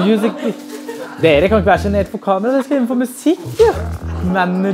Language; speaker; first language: Norwegian; native; Norwegian